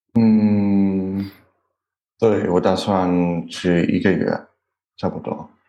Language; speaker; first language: Chinese; non-native, learner; German